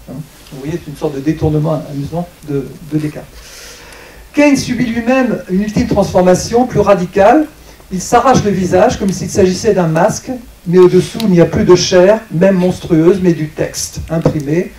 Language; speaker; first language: French; native; French